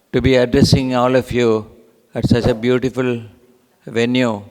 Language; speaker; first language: English; non-native, local second language; Tamil